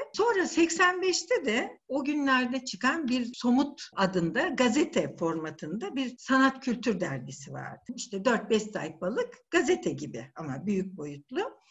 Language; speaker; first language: Turkish; native; Turkish